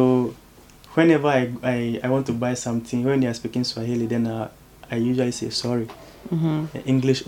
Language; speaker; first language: English; non-native, local second language; Ewe